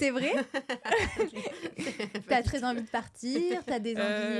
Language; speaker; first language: French; native; French